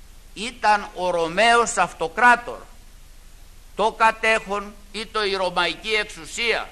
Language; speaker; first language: Greek; native; Greek